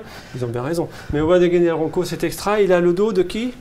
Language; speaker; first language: French; native; French